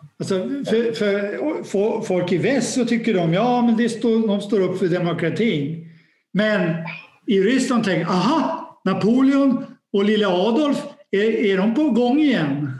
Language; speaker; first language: Swedish; native; Swedish